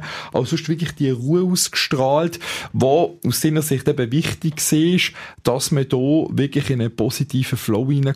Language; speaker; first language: German; native; German